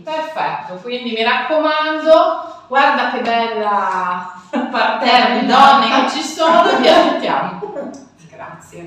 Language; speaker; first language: Italian; native; Italian